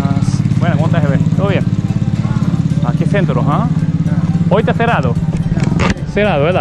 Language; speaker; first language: Spanish; non-native, learner; Japanese